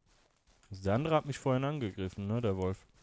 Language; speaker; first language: German; native; German